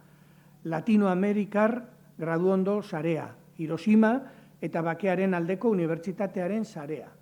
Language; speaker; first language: Basque; native; Basque